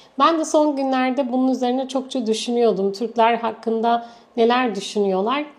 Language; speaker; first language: Turkish; native; Turkish